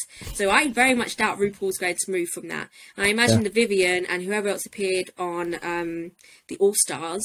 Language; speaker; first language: English; native; English